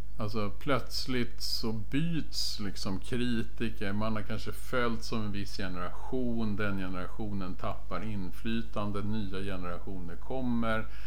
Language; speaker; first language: Swedish; native; Swedish